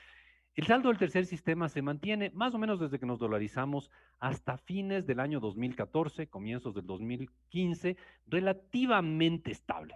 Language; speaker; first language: Spanish; native; Spanish